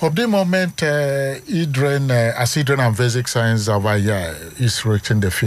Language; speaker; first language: Dutch; non-native, fluent; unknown